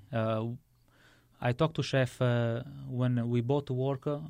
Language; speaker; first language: English; non-native, fluent; Italian